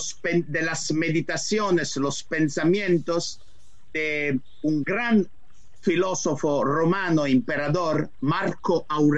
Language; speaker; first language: Spanish; non-native, fluent; Italian